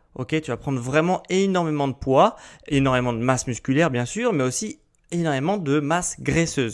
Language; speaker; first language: French; native; French